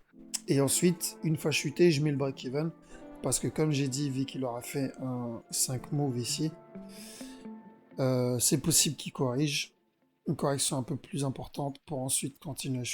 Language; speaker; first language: French; native; French